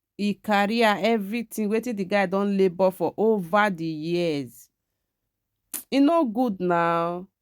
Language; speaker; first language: Nigerian Pidgin; native; Nigerian Pidgin